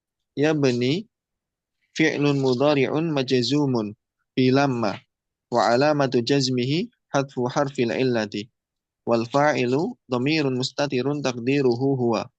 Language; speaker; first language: Arabic; non-native, learner; Indonesian